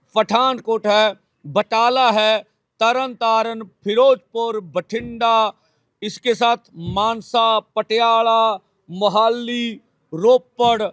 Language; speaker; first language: Hindi; non-native, local second language; Punjabi